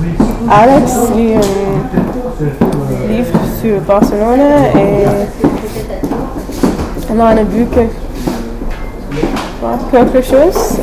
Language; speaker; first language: French; non-native, learner; English